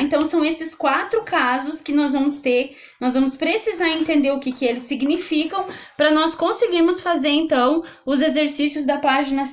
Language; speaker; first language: Portuguese; native; Portuguese